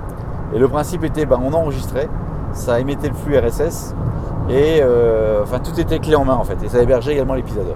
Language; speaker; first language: French; native; French